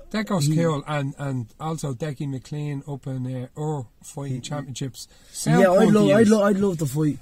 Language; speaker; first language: English; native; English